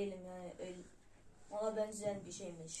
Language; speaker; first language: Turkish; non-native, learner; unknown